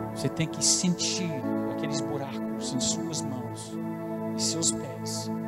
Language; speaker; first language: Portuguese; non-native, fluent; English